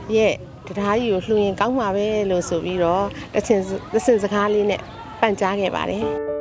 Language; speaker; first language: Burmese; native; Burmese